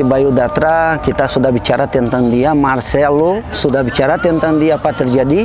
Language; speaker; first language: Indonesian; non-native, fluent; Portuguese